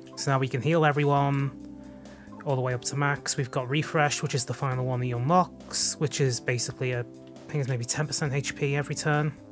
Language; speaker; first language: English; native; English